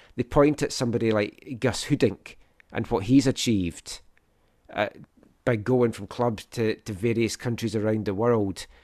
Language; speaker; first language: English; native; English